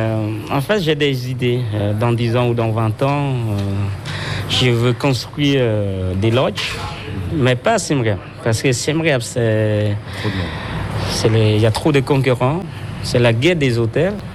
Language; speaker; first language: French; non-native, local second language; Khmer